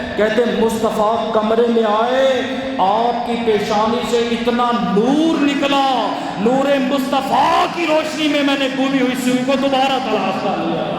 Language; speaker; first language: Urdu; non-native, local second language; Punjabi